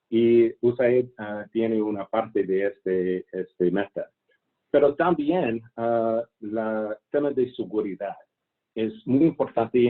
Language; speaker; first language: Spanish; non-native, fluent; English